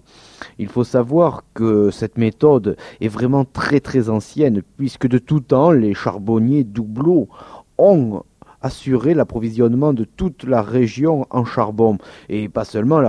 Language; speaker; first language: French; native; French